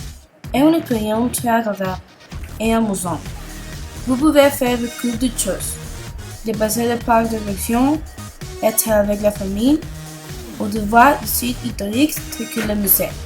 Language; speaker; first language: French; non-native, learner; Spanish